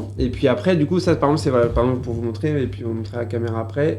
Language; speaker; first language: French; native; French